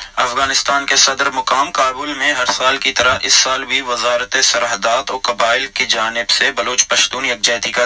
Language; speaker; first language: Urdu; non-native, local second language; Baluchi